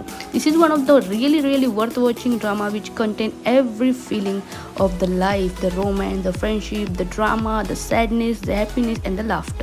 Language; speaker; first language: English; non-native, fluent; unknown